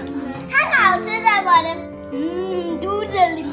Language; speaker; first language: Chinese; early bilingual, heritage; Chinese